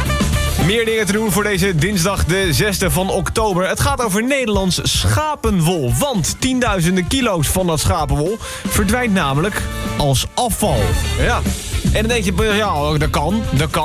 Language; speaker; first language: Dutch; native; Dutch